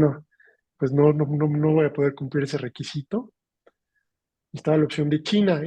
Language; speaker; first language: Spanish; native; Spanish